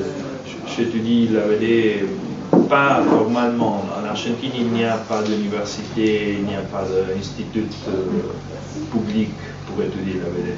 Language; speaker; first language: French; non-native, fluent; Spanish